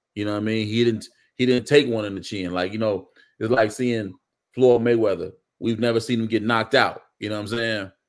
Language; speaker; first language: English; native; English